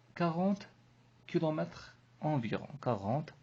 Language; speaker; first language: French; non-native, local second language; Arabic